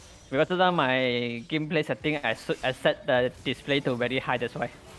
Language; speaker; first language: English; non-native, local second language; Chinese